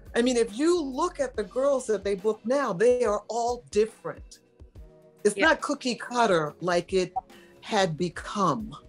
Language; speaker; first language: English; native; English